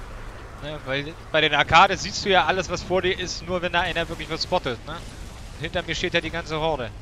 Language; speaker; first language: German; native; German